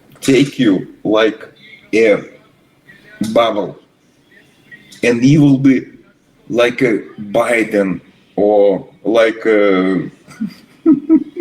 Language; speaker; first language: English; non-native, learner; Russian